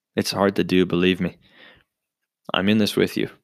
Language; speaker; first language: English; native; English